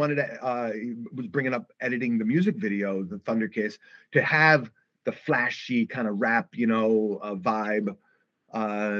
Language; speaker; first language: English; native; English